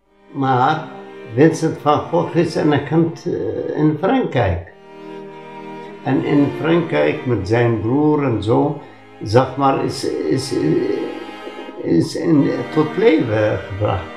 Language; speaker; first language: Dutch; non-native, fluent; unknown